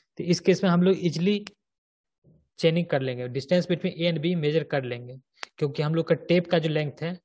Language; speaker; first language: Hindi; native; Hindi